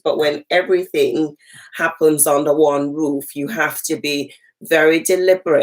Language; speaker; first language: English; native; English